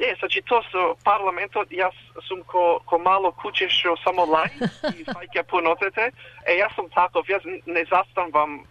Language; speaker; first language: Macedonian; early bilingual, heritage; Macedonian